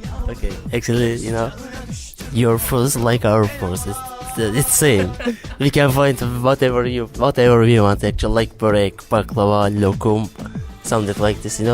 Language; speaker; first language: English; non-native, learner; Turkish